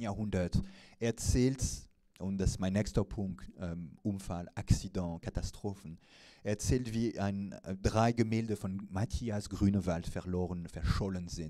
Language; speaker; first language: German; non-native, fluent; French